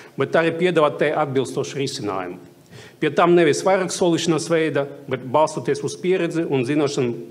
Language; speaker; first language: Latvian; non-native, local second language; Russian